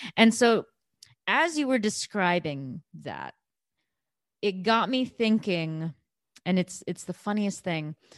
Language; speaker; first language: English; native; English